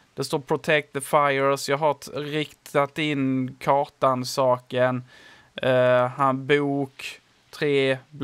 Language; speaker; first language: Swedish; native; Swedish